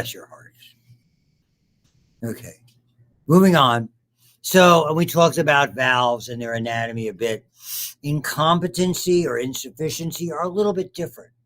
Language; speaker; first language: English; native; English